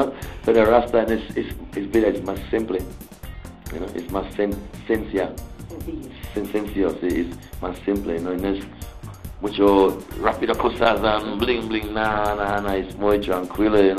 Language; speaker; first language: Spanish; non-native, learner; English